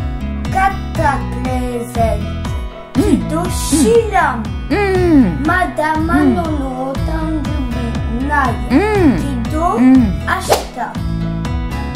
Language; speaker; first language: Japanese; early bilingual, heritage; Japanese